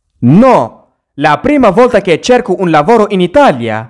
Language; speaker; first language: Italian; non-native, fluent; Arabic